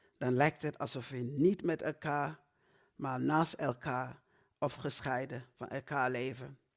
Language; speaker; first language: Dutch; non-native, fluent; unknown